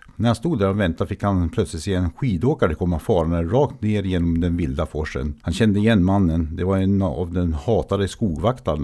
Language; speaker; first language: Swedish; native; Swedish